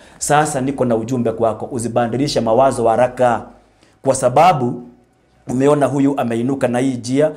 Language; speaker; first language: Swahili; non-native, local second language; Meru